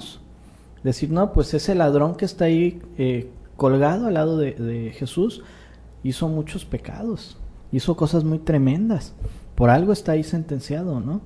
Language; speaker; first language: Spanish; native; Spanish